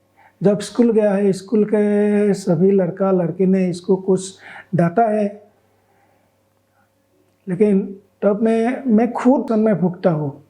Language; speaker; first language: Hindi; non-native, local second language; Assamese